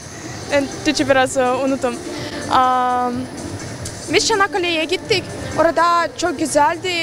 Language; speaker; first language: Turkish; early bilingual, heritage; Turkish